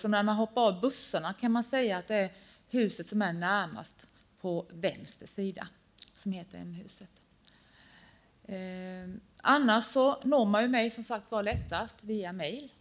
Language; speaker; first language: Swedish; native; Swedish